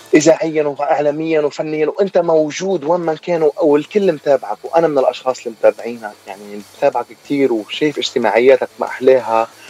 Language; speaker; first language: Arabic; native; Arabic